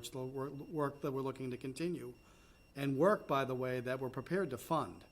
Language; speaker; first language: English; native; English